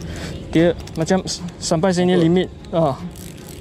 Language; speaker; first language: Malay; non-native, local second language; Chinese